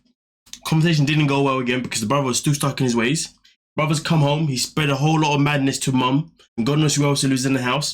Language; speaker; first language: English; native; English